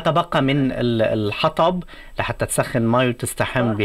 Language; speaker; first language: Arabic; native; Arabic